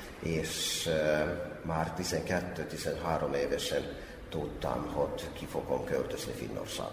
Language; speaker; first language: Hungarian; non-native, fluent; Finnish